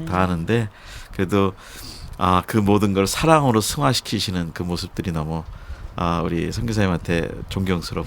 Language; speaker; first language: Korean; native; Korean